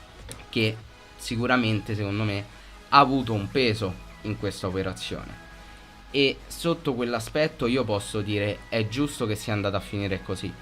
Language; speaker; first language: Italian; native; Italian